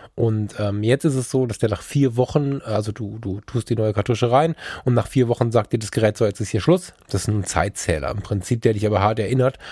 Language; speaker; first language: German; early bilingual, other home language; Turkish